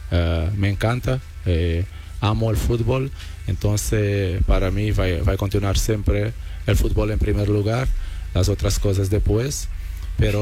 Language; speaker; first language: Portuguese; non-native, local second language; Kabuverdianu